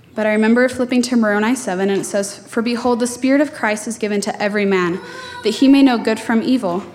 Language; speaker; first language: English; native; English